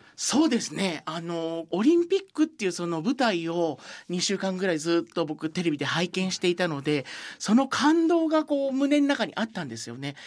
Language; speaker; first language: Japanese; native; Japanese